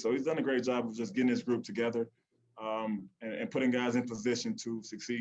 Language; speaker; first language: English; native; English